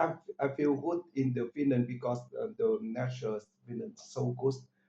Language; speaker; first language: English; non-native, learner; Vietnamese